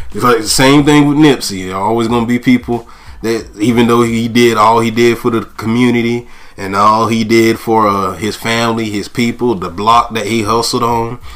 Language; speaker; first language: English; native; English